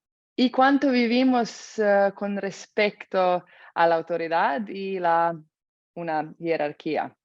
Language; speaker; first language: Spanish; non-native, fluent; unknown